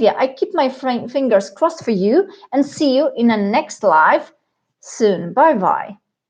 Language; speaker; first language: English; non-native, fluent; Polish